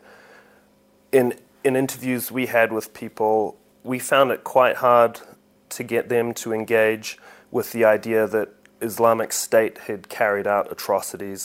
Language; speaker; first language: English; native; English